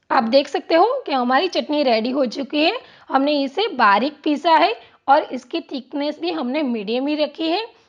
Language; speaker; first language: Hindi; non-native, local second language; Gujarati